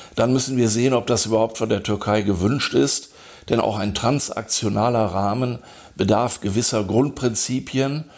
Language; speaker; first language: German; native; German